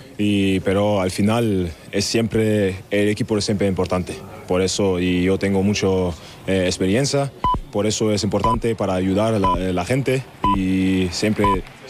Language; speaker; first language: Spanish; non-native, learner; German